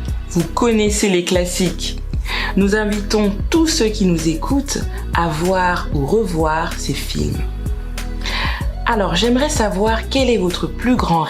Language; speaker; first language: French; non-native, fluent; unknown